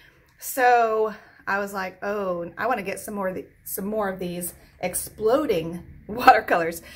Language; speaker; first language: English; native; English